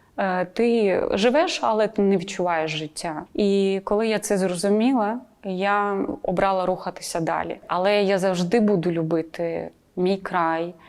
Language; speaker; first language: Ukrainian; non-native, local second language; Russian